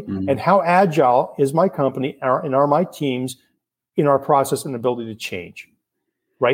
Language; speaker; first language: English; native; English